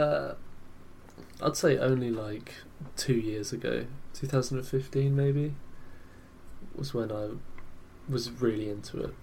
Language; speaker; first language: English; native; English